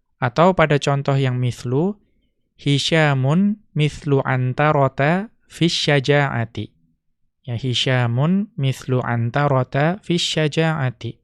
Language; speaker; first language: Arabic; non-native, fluent; Indonesian